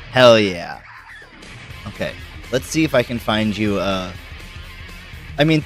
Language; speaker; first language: English; native; English